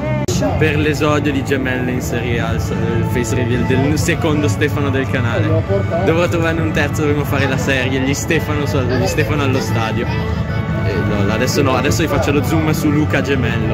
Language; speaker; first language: Italian; native; Italian